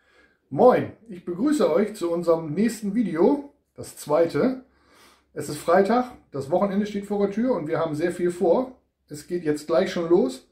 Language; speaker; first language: German; native; German